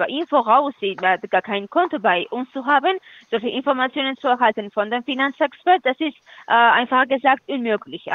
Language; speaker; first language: German; non-native, fluent; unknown